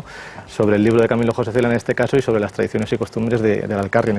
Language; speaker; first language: Spanish; native; Spanish